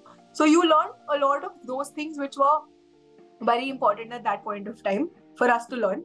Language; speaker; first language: English; non-native, local second language; Hindi